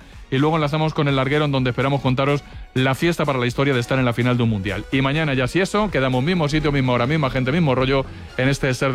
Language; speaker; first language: Spanish; native; Spanish